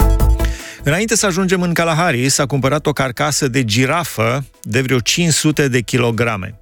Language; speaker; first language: Romanian; native; Romanian